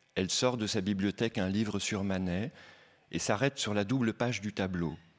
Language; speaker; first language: French; native; French